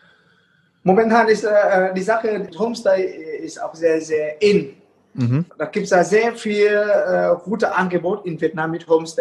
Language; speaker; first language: German; non-native, fluent; Vietnamese